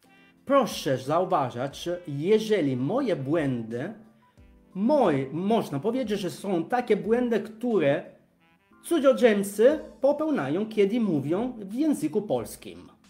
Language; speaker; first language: Polish; non-native, fluent; Italian